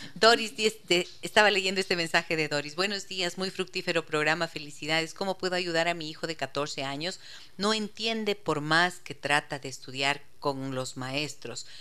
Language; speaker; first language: Spanish; native; Spanish